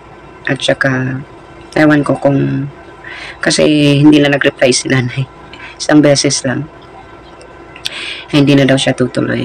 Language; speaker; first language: Filipino; native; Filipino